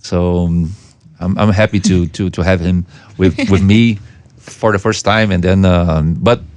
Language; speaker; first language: English; non-native, fluent; Portuguese